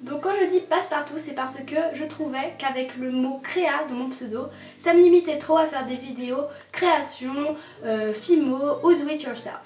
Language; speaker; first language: French; native; French